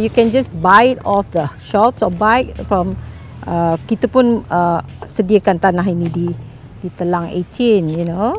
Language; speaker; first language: English; non-native, local second language; Malay